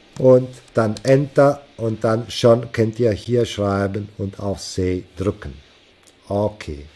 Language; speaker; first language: German; non-native, fluent; Italian